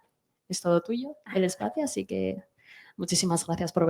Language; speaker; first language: Spanish; native; Spanish